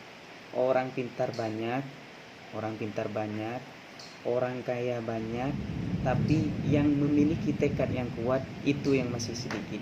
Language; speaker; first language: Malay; non-native, local second language; Madurese